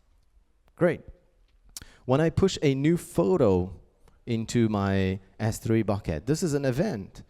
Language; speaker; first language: English; non-native, fluent; French